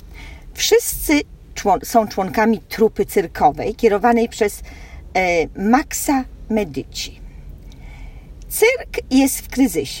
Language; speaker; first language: Polish; native; Polish